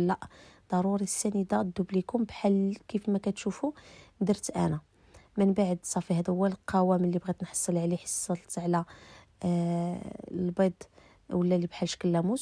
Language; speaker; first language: Arabic; native; Arabic